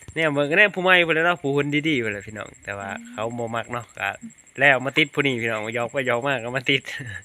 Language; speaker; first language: Thai; native; Thai